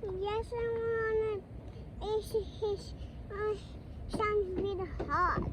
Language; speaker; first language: English; early bilingual, other home language; Bangla